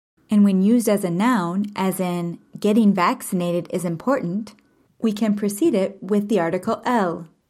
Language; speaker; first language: English; native; English